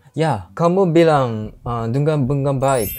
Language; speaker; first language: Indonesian; non-native, fluent; Japanese